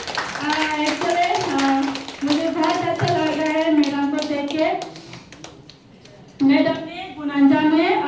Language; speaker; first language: Hindi; non-native, local second language; Kok Borok